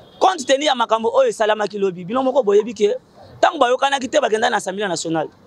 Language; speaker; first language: Lingala; native; Lingala